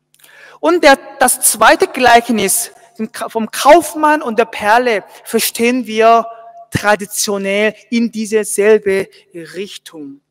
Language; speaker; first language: German; non-native, fluent; Korean